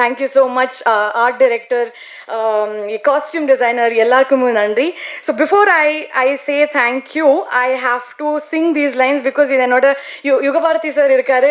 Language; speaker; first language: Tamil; non-native, learner; Kannada